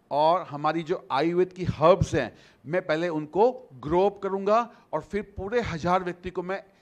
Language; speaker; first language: Hindi; non-native, local second language; Gujarati